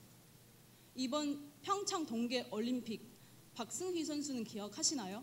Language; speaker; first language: Korean; non-native, fluent; Chinese